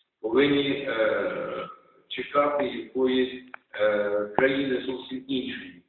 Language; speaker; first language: Ukrainian; native; Ukrainian